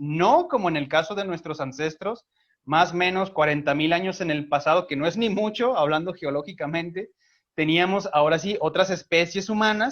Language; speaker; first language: Spanish; native; Spanish